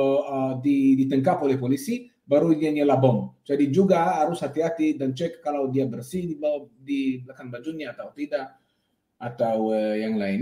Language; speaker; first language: Indonesian; non-native, fluent; Hebrew